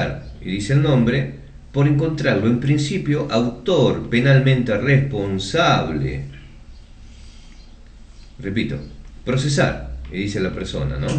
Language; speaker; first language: Spanish; native; Spanish